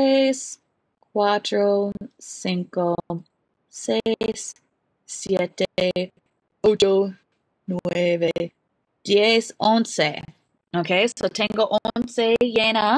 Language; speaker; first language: Spanish; non-native, learner; English